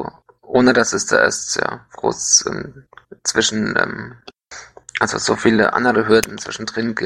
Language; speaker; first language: German; native; German